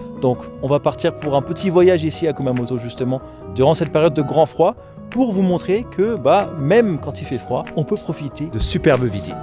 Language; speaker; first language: French; native; French